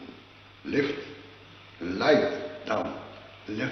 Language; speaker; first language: English; non-native, learner; French